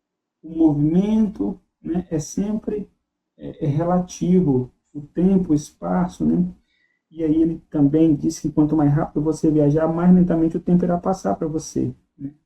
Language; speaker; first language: Portuguese; native; Portuguese